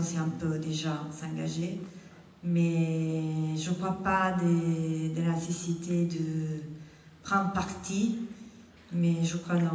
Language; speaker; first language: French; non-native, fluent; Italian